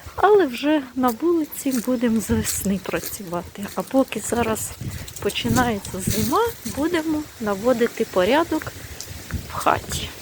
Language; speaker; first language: Ukrainian; native; Ukrainian